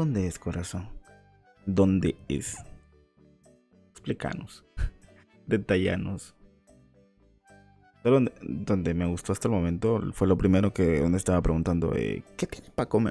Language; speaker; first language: Spanish; native; Spanish